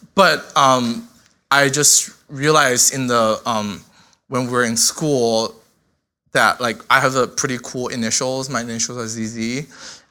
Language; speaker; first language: English; non-native, fluent; Chinese